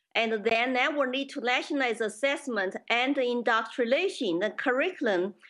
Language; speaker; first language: English; non-native, fluent; Chinese